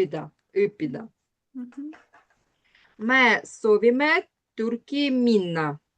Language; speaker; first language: Estonian; non-native, learner; Russian